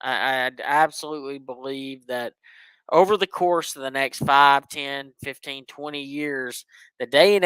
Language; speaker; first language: English; native; English